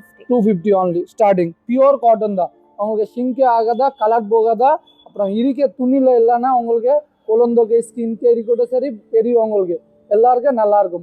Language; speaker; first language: Tamil; native; Tamil